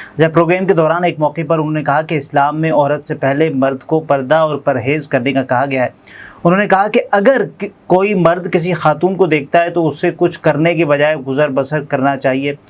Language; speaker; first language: Urdu; native; Urdu